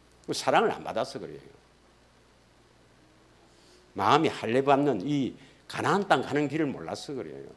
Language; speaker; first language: Korean; native; Korean